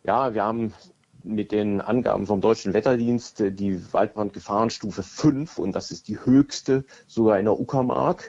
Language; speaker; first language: German; native; German